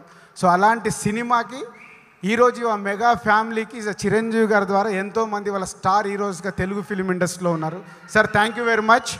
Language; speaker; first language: Telugu; native; Telugu